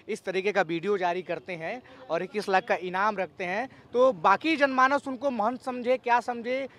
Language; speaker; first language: Hindi; native; Hindi